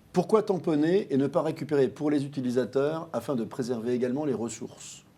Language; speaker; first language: French; native; French